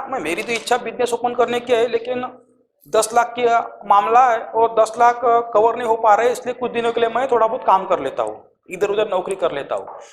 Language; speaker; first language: Hindi; non-native, local second language; Marathi